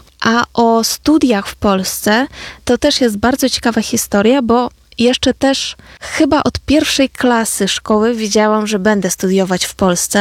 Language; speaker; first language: Polish; non-native, fluent; Ukrainian